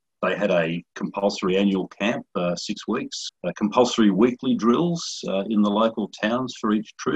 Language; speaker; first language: English; native; English